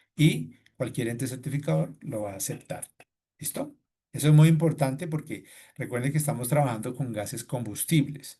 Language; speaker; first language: Spanish; native; Spanish